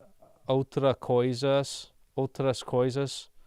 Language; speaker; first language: Portuguese; non-native, learner; English